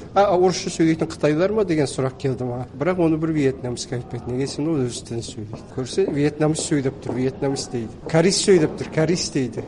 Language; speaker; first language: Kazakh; early bilingual, heritage; Kazakh